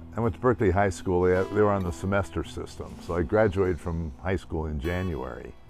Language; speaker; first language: English; native; English